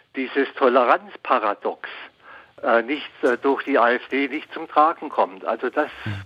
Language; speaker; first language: German; non-native, fluent; Spanish